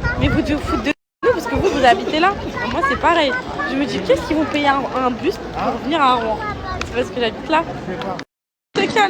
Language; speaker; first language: French; native; French